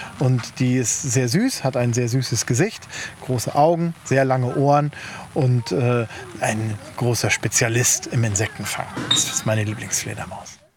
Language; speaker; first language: German; native; German